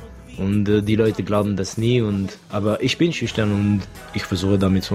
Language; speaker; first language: German; non-native, local second language; French